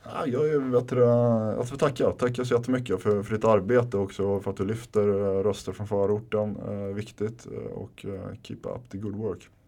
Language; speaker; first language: Swedish; early bilingual, other home language; Finnish